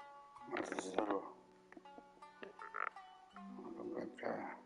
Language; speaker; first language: German; non-native, learner; Vietnamese